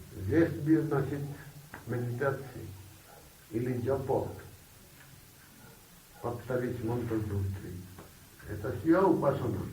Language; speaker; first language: Russian; non-native, learner; Bangla